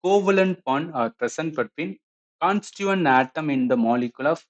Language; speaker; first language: English; non-native, local second language; Tamil